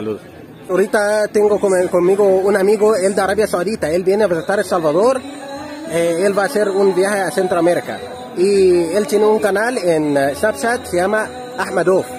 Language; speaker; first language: Spanish; non-native, learner; Arabic